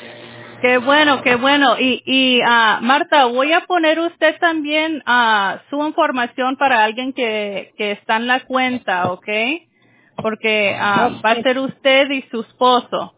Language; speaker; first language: Spanish; early bilingual, heritage; Spanish